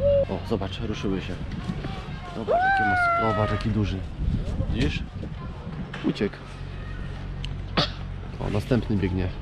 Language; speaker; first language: Polish; native; Polish